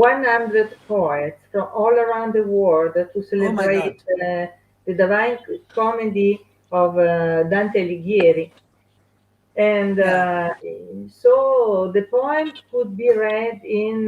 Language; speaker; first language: English; non-native, fluent; Italian